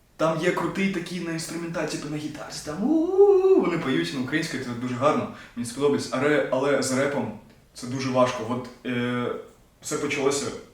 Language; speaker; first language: Ukrainian; non-native, local second language; Russian